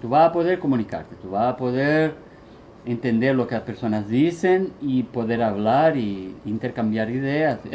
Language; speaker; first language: Spanish; early bilingual, heritage; Spanish